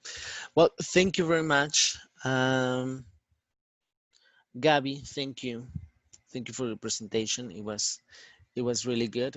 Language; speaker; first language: English; non-native, fluent; Spanish